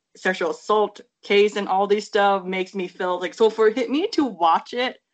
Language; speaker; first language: English; native; English